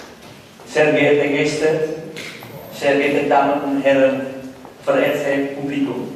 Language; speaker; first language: German; non-native, learner; Indonesian